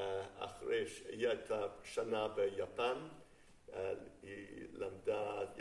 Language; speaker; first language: Hebrew; non-native, fluent; English